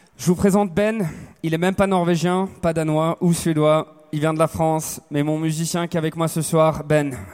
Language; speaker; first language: French; early bilingual, other home language; Swedish